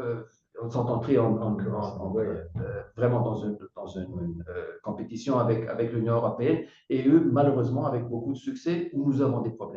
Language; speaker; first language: French; non-native, fluent; German